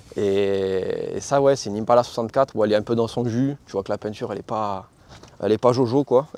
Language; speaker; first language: French; native; French